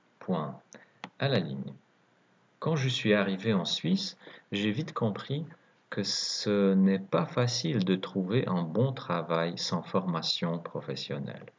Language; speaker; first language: French; native; French